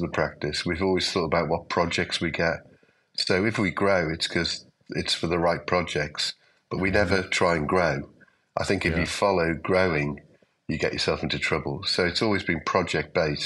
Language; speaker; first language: English; native; English